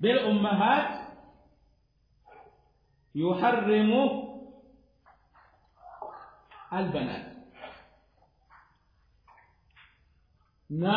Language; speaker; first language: Arabic; non-native, fluent; Swahili